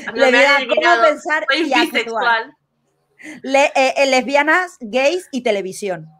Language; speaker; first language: Spanish; native; Spanish